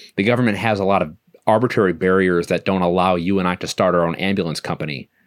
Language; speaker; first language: English; native; English